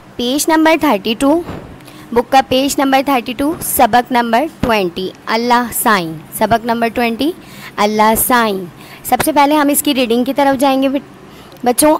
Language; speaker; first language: Urdu; non-native, local second language; Sindhi